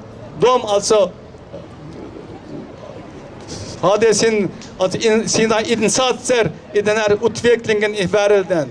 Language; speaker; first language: Swedish; non-native, fluent; Uyghur